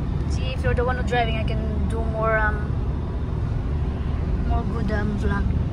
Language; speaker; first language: English; non-native, local second language; Filipino